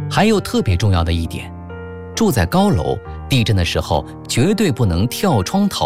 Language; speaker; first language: Chinese; native; Chinese